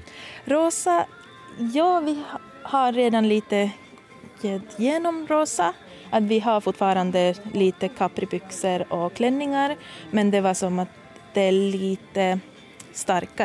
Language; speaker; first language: Swedish; non-native, fluent; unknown